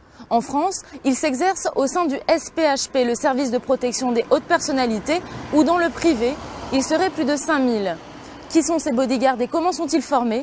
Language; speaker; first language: French; native; French